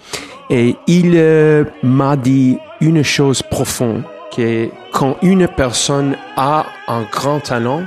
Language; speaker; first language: French; non-native, learner; English